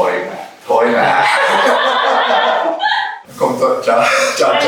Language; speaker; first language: Vietnamese; non-native, learner; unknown